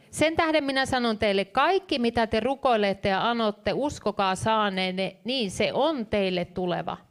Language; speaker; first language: Finnish; native; Finnish